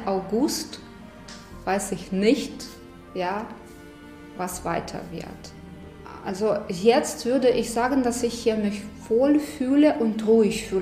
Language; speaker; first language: German; non-native, fluent; Ukrainian